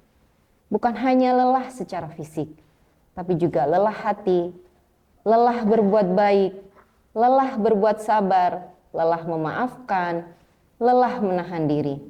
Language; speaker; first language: Indonesian; native; Indonesian